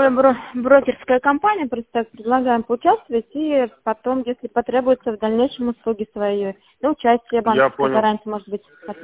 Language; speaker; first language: Russian; native; Russian